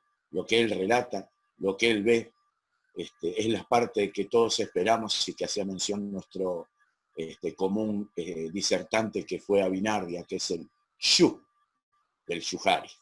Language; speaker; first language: Spanish; native; Spanish